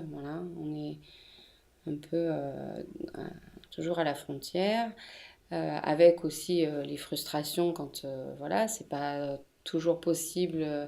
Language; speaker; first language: French; native; French